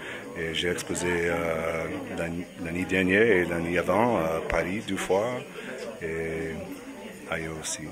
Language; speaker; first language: French; non-native, learner; English